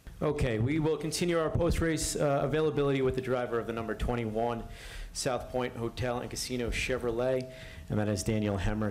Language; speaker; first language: English; native; English